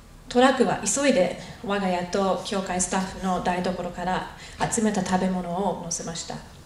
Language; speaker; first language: Japanese; non-native, fluent; English